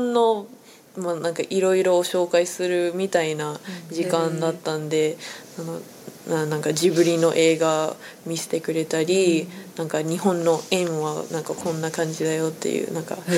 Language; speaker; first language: Japanese; non-native, fluent; English